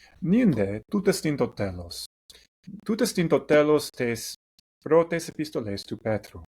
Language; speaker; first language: Greek; non-native, fluent; English